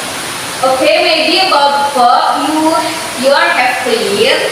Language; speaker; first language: English; non-native, learner; Indonesian